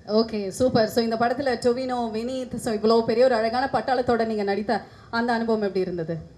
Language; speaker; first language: Tamil; native; Tamil